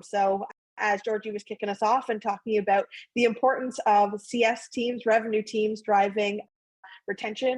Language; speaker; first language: English; native; English